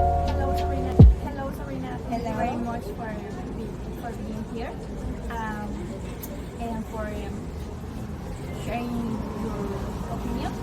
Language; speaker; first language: English; non-native, learner; Spanish